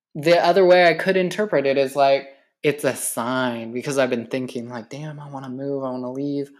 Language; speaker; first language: English; native; English